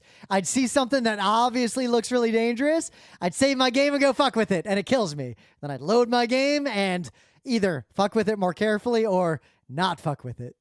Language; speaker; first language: English; native; English